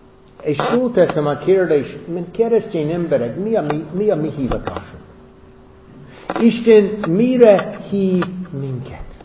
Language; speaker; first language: Hungarian; non-native, fluent; English